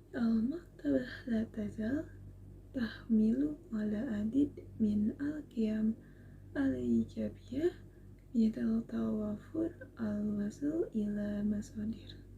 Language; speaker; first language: Arabic; non-native, learner; Indonesian